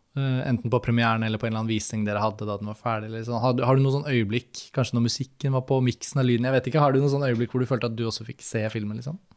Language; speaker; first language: Norwegian; native; Norwegian